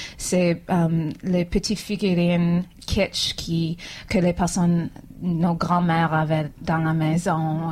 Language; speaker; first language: French; non-native, fluent; English